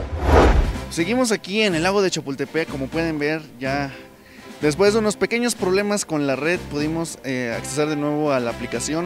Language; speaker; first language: Spanish; native; Spanish